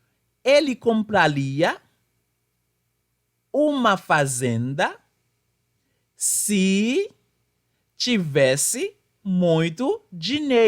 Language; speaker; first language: Portuguese; non-native, fluent; Haitian Creole